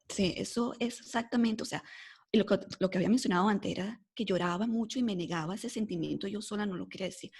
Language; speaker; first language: Spanish; native; Spanish